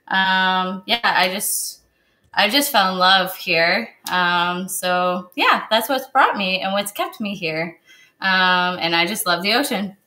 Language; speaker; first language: English; native; English